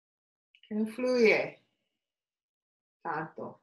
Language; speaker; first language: Spanish; non-native, learner; English